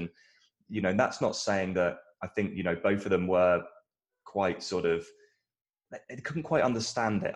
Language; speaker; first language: English; native; English